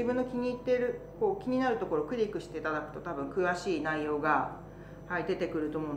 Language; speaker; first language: Japanese; native; Japanese